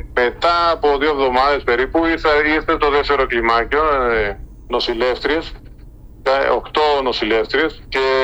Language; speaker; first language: Greek; early bilingual, heritage; Spanish